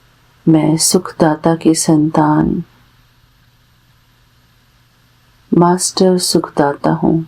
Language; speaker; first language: Hindi; native; Hindi